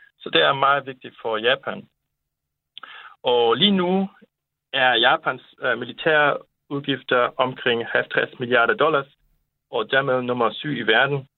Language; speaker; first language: Danish; non-native, fluent; Japanese